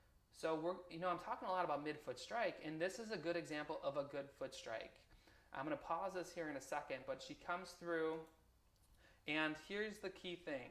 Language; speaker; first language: English; native; English